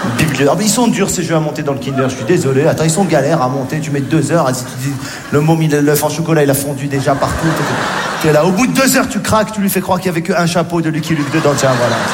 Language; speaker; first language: French; native; French